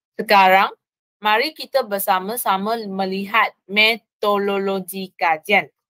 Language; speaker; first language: Malay; non-native, local second language; Chinese